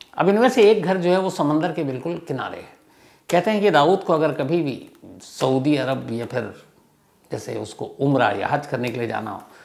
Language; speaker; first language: Hindi; native; Hindi